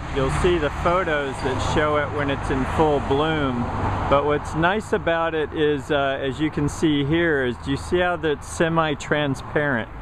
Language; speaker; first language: English; native; English